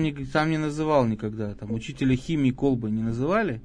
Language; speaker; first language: Russian; native; Russian